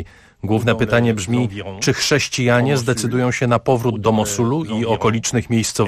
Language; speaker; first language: Polish; native; Polish